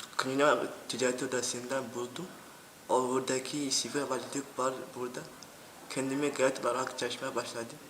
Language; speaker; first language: Turkish; non-native, learner; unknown